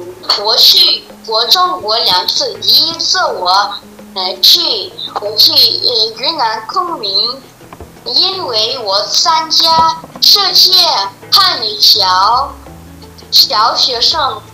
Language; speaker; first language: Chinese; non-native, learner; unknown